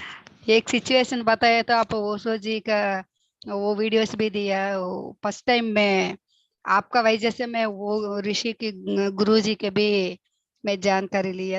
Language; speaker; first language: Hindi; non-native, local second language; Telugu